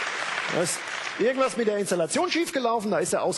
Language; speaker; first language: German; native; German